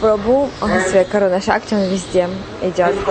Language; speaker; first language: Russian; native; Russian